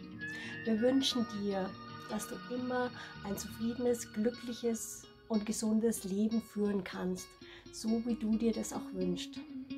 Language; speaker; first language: German; native; German